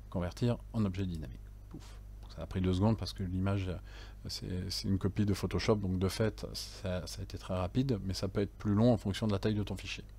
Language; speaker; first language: French; native; French